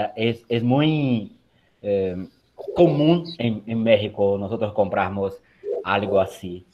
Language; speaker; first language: Spanish; non-native, fluent; Portuguese